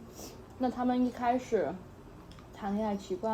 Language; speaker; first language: Chinese; early bilingual, heritage; English